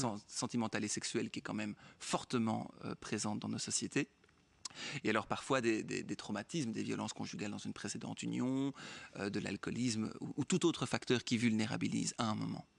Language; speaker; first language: French; native; French